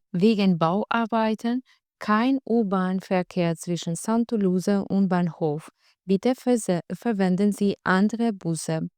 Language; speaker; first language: German; non-native, fluent; Albanian